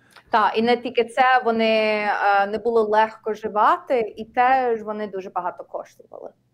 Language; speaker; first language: Ukrainian; early bilingual, heritage; Ukrainian